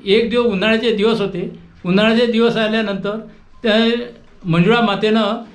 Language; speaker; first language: Marathi; native; Marathi